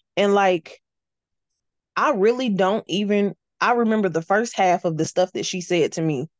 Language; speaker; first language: English; native; English